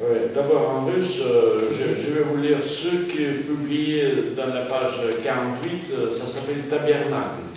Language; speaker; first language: French; non-native, fluent; Russian